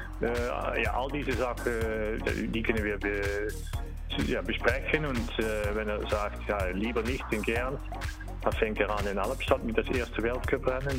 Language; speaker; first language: German; non-native, learner; Dutch